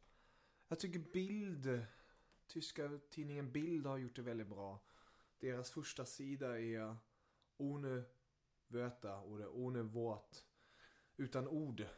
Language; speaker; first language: Swedish; early bilingual, other home language; German